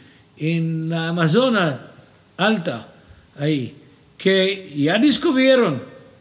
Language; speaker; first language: Spanish; non-native, fluent; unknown